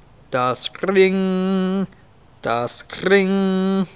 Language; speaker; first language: German; non-native, learner; English